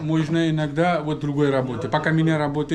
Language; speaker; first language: Russian; non-native, learner; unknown